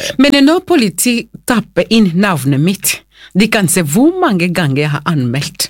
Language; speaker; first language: Norwegian; non-native, fluent; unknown